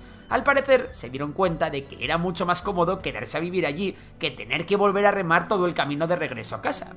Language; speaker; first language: Spanish; native; Spanish